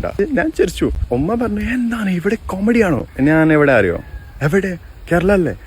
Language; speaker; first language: Malayalam; non-native, local second language; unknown